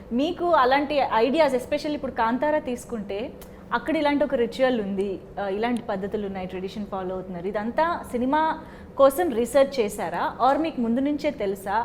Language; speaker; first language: Telugu; native; Telugu